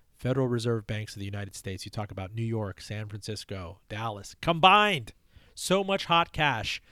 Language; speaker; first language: English; early bilingual, other home language; Persian